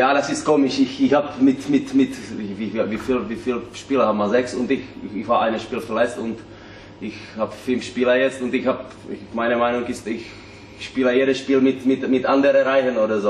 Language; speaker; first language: German; non-native, learner; Czech